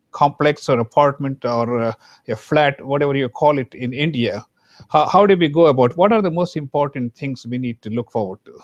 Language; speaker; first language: English; non-native, local second language; Kannada